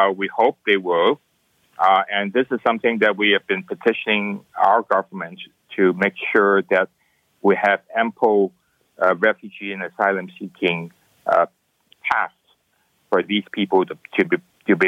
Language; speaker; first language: English; non-native, local second language; Cantonese